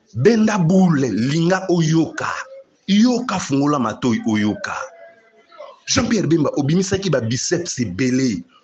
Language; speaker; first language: Lingala; native; Lingala